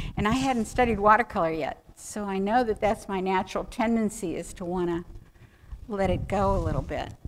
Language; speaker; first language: English; native; English